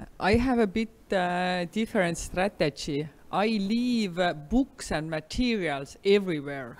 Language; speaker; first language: English; non-native, fluent; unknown